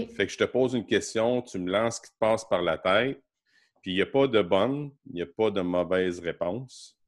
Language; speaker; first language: French; native; French